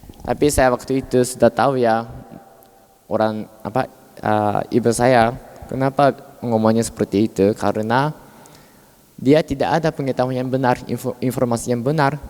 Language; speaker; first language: Indonesian; non-native, fluent; Japanese